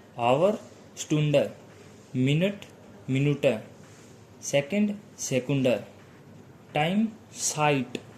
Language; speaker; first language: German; non-native, fluent; Hindi